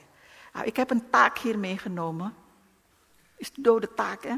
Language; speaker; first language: Dutch; non-native, learner; Indonesian